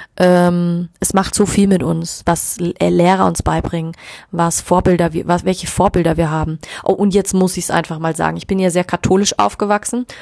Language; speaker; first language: German; native; German